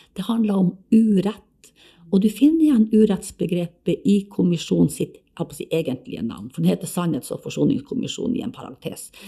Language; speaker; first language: Norwegian; native; Norwegian